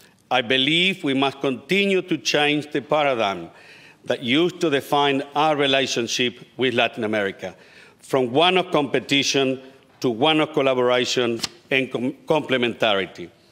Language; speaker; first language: English; non-native, fluent; Spanish